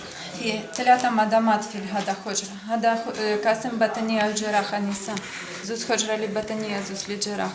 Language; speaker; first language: Arabic; non-native, learner; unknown